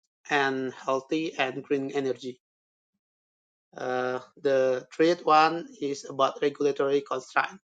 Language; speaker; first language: English; non-native, learner; Indonesian